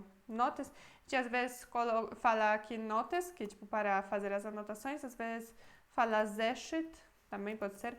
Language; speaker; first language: Portuguese; non-native, fluent; Polish